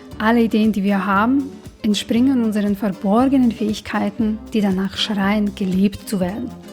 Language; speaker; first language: German; non-native, fluent; Serbian